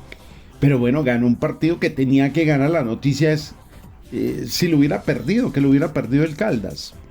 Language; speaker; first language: Spanish; native; Spanish